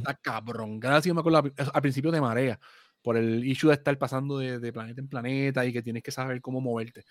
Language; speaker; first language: Spanish; native; Spanish